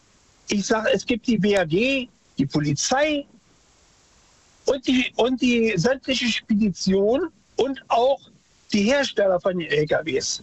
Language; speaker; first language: German; native; German